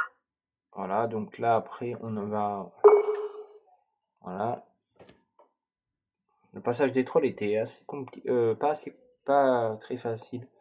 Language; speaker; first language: French; native; French